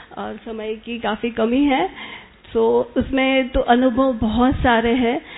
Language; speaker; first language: Hindi; native; Hindi